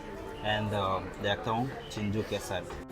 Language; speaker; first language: Hindi; non-native, local second language; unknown